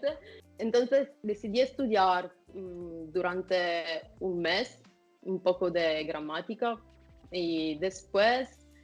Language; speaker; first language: Spanish; non-native, fluent; Italian